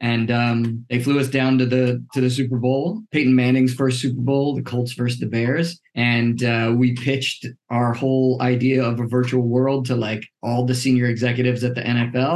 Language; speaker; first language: English; native; English